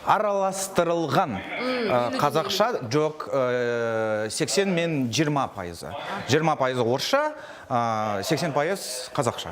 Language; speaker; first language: Kazakh; non-native, local second language; Russian